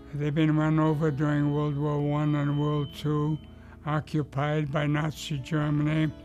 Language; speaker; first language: English; early bilingual, other home language; Luxembourgish